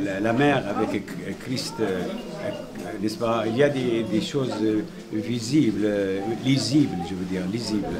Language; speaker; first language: French; non-native, fluent; Arabic